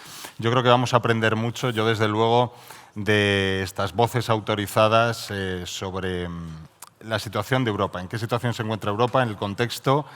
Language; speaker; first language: Spanish; native; Spanish